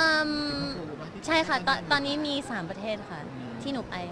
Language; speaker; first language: Thai; native; Thai